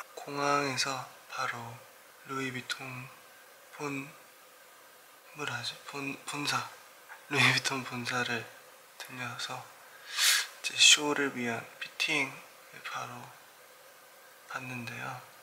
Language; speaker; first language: Korean; early bilingual, heritage; Korean